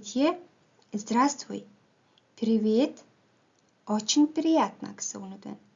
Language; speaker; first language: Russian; non-native, fluent; Mongolian